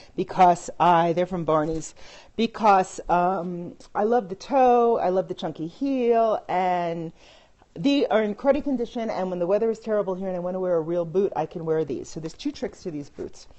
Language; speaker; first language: English; native; English